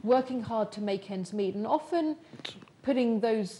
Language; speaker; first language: English; native; English